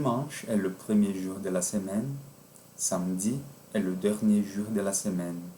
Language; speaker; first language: French; non-native, fluent; Portuguese